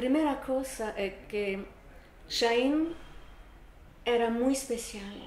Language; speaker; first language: Spanish; non-native, learner; Portuguese